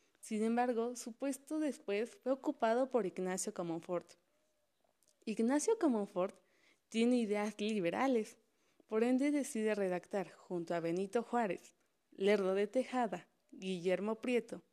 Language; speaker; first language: Spanish; native; Spanish